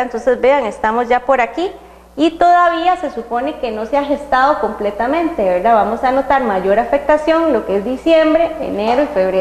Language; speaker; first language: Spanish; native; Spanish